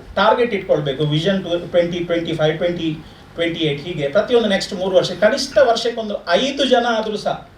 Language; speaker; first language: Kannada; non-native, local second language; Konkani